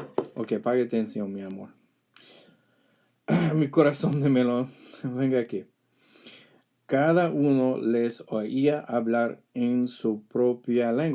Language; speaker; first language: Spanish; non-native, fluent; English